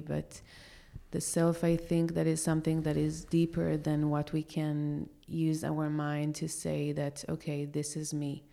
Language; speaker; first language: English; non-native, fluent; Hebrew